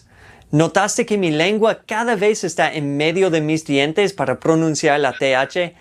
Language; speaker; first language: Spanish; non-native, fluent; English